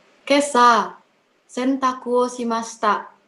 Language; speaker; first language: Japanese; non-native, learner; Indonesian